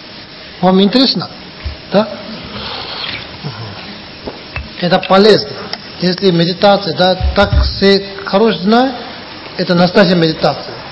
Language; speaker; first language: Russian; non-native, learner; Tibetan